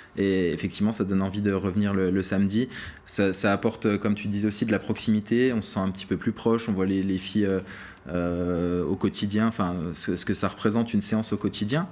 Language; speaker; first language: French; native; French